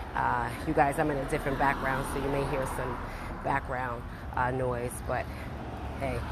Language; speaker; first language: English; native; English